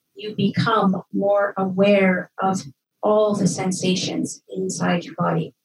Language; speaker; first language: English; native; English